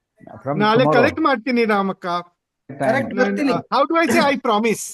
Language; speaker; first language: Kannada; non-native, learner; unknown